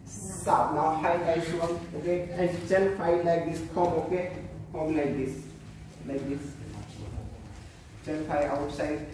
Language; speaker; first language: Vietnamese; non-native, learner; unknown